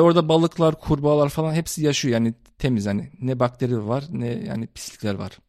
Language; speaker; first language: Turkish; early bilingual, heritage; Turkish